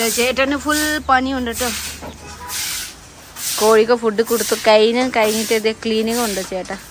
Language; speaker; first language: Malayalam; non-native, learner; Nepali